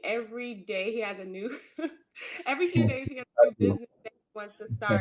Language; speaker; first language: English; native; English